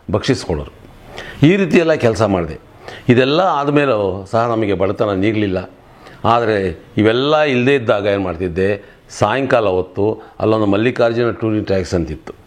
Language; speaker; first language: Kannada; native; Kannada